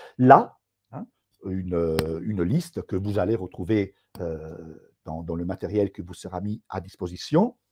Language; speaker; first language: French; non-native, fluent; Italian